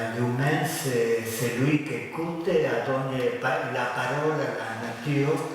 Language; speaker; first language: French; non-native, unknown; Spanish